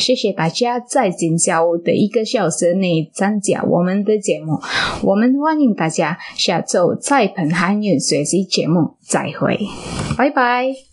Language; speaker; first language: Chinese; non-native, learner; Indonesian